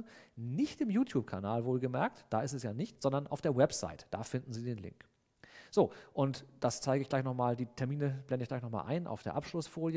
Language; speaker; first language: German; native; German